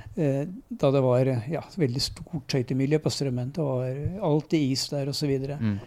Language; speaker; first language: Norwegian; native; Norwegian